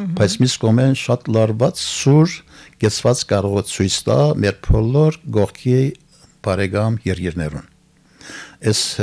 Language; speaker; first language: Armenian; early bilingual, heritage; Armenian